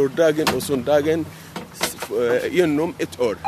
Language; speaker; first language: Norwegian; non-native, learner; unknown